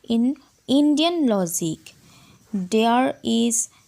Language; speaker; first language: English; non-native, local second language; Assamese